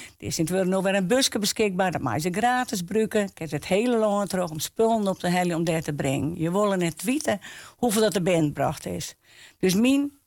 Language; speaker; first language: Dutch; non-native, local second language; Western Frisian